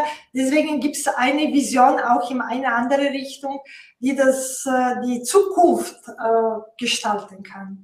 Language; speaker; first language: German; non-native, fluent; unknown